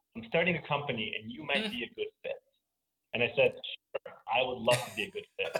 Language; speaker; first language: English; native; English